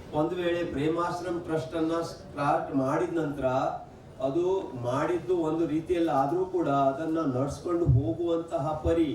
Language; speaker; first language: Kannada; non-native, local second language; Marathi